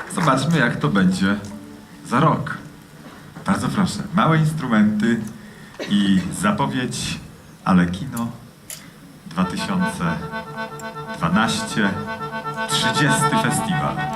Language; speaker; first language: Polish; native; Polish